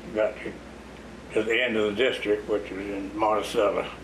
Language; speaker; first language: English; native; English